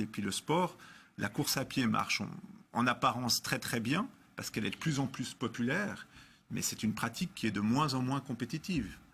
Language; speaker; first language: French; native; French